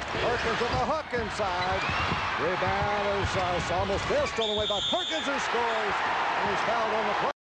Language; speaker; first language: English; native; English